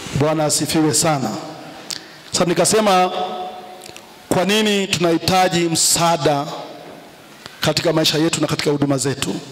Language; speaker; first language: Swahili; native; Swahili